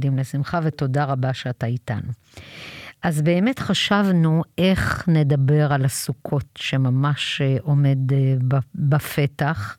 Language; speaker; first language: Hebrew; native; Hebrew